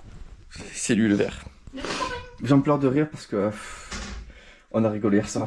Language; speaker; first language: French; native; French